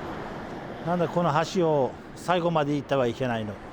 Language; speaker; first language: Japanese; non-native, fluent; Kurdish